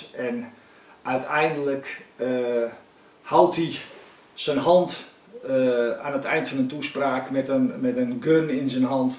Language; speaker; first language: Dutch; native; Dutch